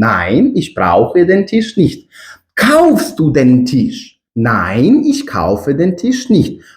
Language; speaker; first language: German; non-native, fluent; Ukrainian